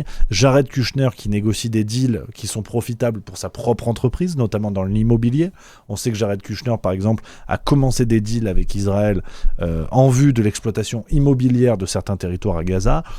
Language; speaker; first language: French; native; French